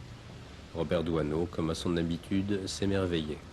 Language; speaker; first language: French; native; French